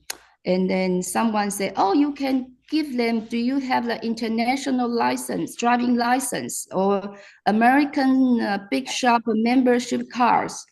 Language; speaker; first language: English; non-native, fluent; Chinese